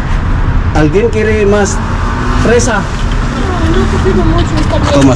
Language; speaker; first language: Spanish; non-native, learner; Filipino